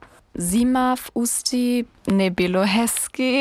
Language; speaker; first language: Czech; non-native, learner; German